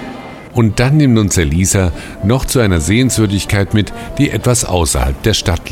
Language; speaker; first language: German; native; German